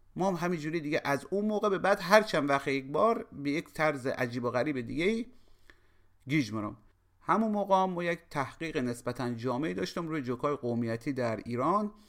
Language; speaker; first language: Persian; native; Persian